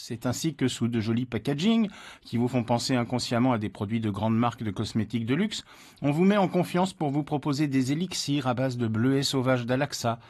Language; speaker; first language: French; native; French